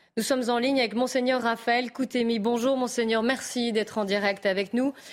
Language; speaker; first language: French; native; French